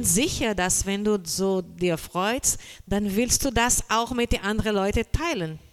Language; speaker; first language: German; non-native, learner; Portuguese